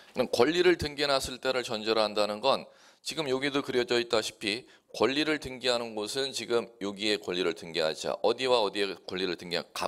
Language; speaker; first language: Korean; native; Korean